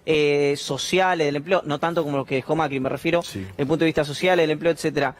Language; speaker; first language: Spanish; native; Spanish